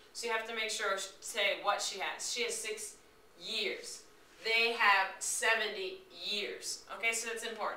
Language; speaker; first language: English; native; English